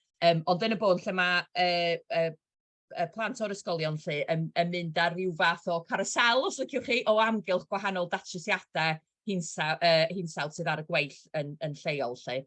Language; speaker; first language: Welsh; native; Welsh